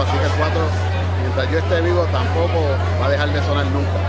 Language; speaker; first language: Spanish; native; Spanish